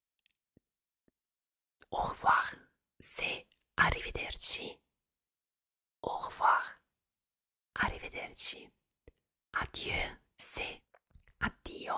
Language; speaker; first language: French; non-native, fluent; Italian